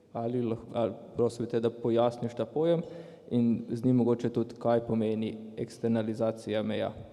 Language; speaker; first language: Slovenian; native; Slovenian